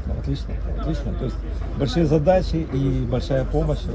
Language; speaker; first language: Russian; native; Russian